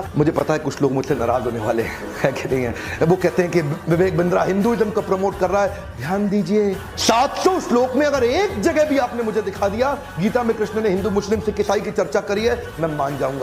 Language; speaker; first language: Hindi; native; Hindi